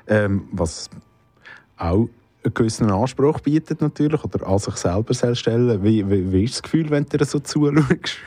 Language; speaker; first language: German; native; German